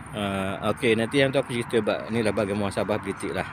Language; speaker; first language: Malay; native; Malay